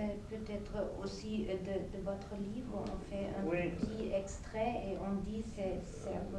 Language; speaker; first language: French; non-native, fluent; German